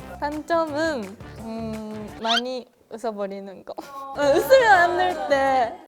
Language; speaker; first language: Korean; non-native, learner; Japanese